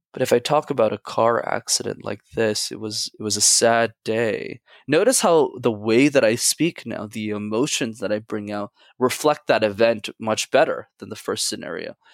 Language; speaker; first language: English; native; English